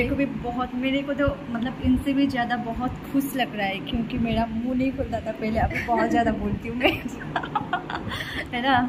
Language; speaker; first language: Hindi; non-native, local second language; Nepali